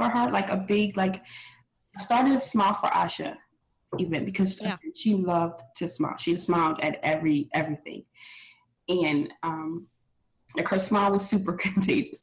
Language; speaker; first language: English; native; English